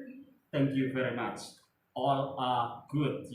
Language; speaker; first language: English; non-native, learner; Indonesian